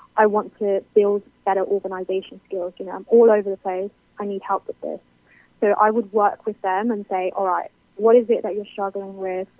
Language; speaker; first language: English; native; English